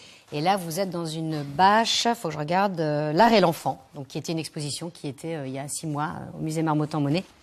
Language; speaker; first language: French; native; French